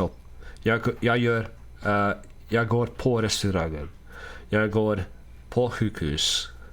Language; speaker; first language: Swedish; non-native, learner; Dutch